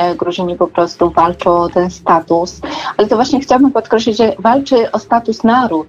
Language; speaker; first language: Polish; non-native, fluent; Georgian